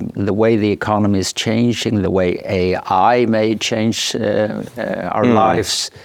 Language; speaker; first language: English; non-native, fluent; Swedish